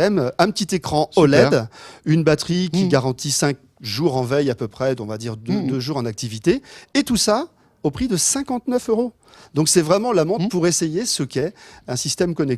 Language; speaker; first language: French; native; French